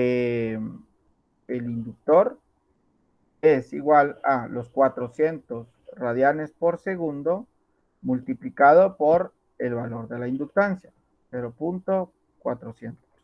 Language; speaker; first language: Spanish; native; Spanish